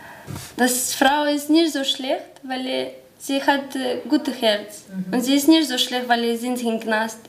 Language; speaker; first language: German; non-native, learner; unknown